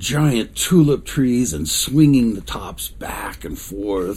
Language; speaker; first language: English; native; English